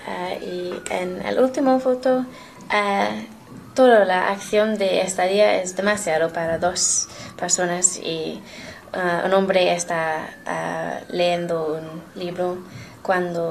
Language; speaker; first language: Spanish; non-native, learner; English